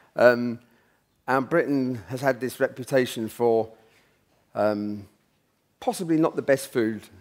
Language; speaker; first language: English; native; English